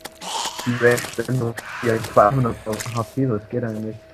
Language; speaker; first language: German; native; German